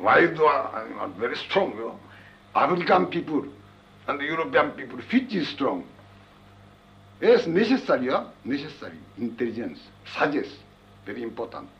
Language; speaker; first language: English; non-native, learner; Japanese